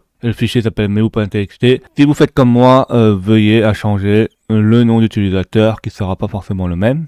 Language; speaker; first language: French; native; French